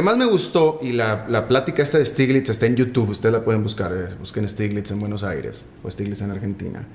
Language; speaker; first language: Spanish; native; Spanish